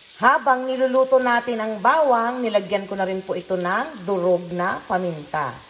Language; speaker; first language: Filipino; non-native, local second language; Iloko